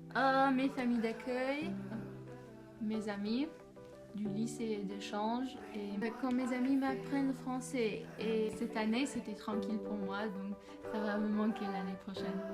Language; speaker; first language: French; non-native, fluent; English